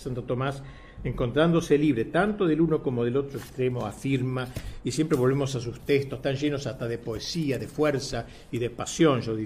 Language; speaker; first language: Spanish; native; Spanish